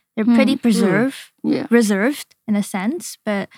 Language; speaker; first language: English; non-native, fluent; Indonesian